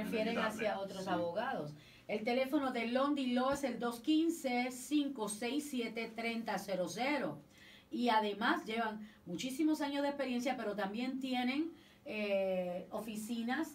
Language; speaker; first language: Spanish; native; Spanish